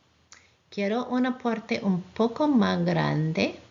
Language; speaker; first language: Spanish; non-native, fluent; English